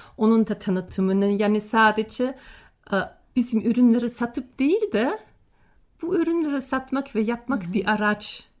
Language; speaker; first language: Turkish; non-native, fluent; German